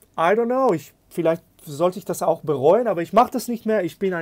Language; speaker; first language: German; non-native, fluent; Hebrew